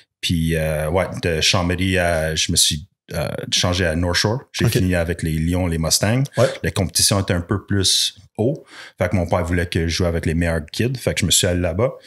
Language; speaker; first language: French; non-native, local second language; English